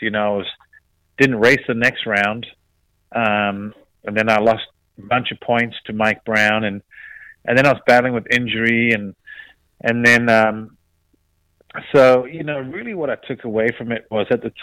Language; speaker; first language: English; native; English